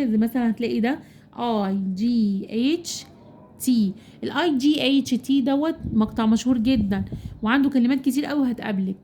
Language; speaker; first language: Arabic; native; Arabic